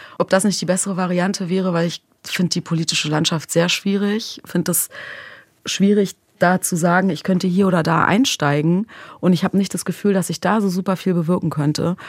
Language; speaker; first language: German; early bilingual, other home language; Croatian